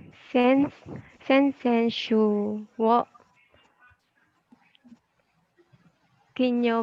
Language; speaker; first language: Japanese; non-native, learner; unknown